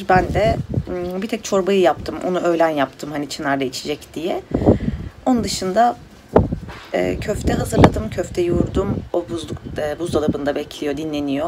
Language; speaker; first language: Turkish; native; Turkish